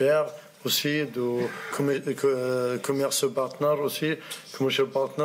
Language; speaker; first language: French; non-native, learner; Arabic